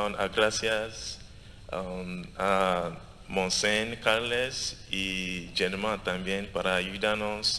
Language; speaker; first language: Spanish; non-native, learner; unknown